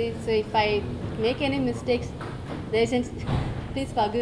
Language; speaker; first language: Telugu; non-native, learner; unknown